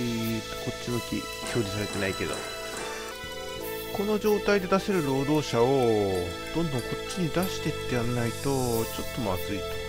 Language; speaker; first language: Japanese; native; Japanese